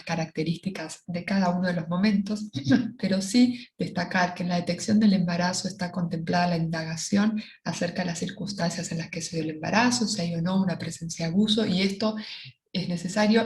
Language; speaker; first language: Spanish; native; Spanish